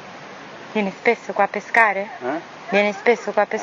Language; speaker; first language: Italian; native; Italian